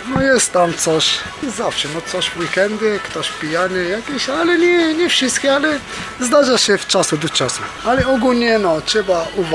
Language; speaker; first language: Polish; non-native, learner; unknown